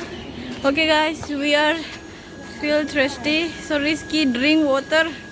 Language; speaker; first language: English; non-native, learner; Indonesian